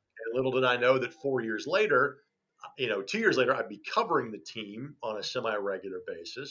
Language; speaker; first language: English; native; English